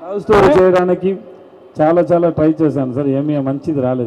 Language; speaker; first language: Telugu; non-native, learner; Tamil